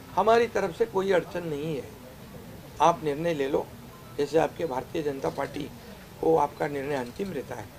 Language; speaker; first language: Hindi; non-native, local second language; Marathi